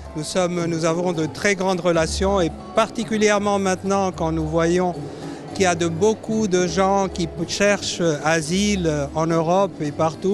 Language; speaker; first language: French; non-native, fluent; Spanish